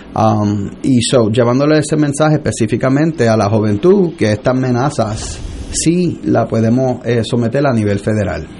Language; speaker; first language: Spanish; early bilingual, heritage; Spanish